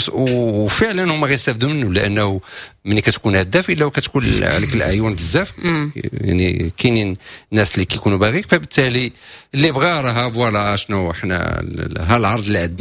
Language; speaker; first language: Arabic; native; Arabic